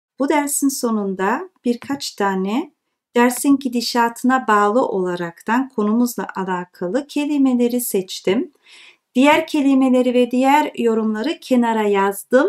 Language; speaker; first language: Turkish; early bilingual, heritage; Turkish